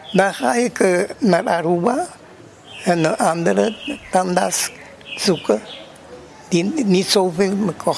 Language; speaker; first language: Dutch; non-native, local second language; Papiamento